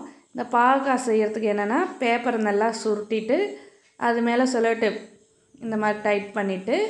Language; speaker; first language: Tamil; native; Tamil